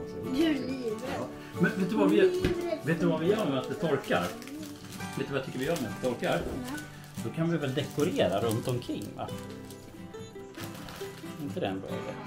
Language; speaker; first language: Swedish; native; Swedish